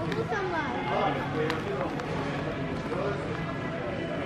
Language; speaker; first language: Chinese; early bilingual, heritage; Chinese